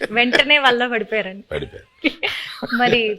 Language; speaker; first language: Telugu; native; Telugu